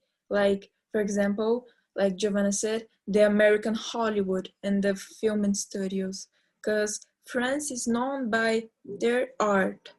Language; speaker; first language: English; non-native, fluent; Portuguese